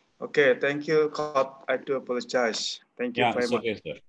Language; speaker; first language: English; non-native, learner; Indonesian